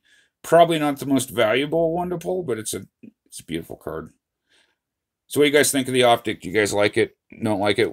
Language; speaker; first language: English; native; English